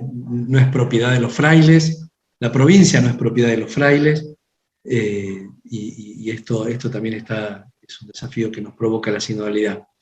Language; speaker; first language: Spanish; native; Spanish